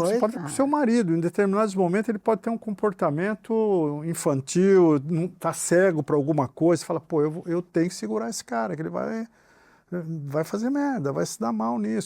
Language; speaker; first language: Portuguese; native; Portuguese